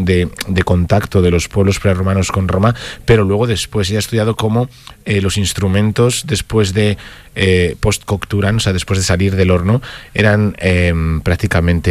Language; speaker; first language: Spanish; native; Spanish